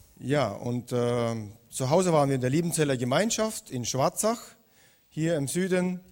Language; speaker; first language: German; non-native, fluent; Russian